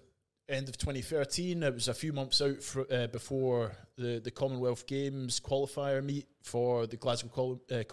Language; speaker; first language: English; native; English